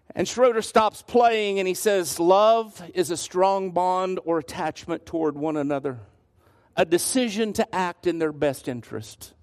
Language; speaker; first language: English; native; English